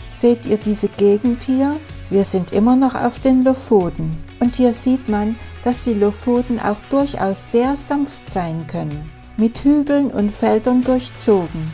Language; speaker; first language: German; native; German